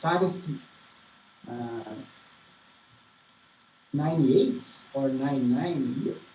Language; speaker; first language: English; non-native, learner; Portuguese